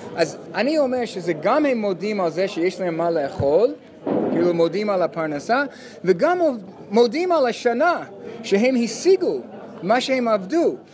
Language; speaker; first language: Hebrew; non-native, fluent; English